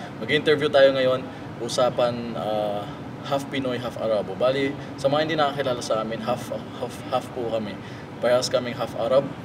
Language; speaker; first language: Filipino; native; Filipino